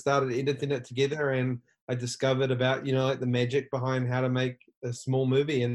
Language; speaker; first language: English; native; English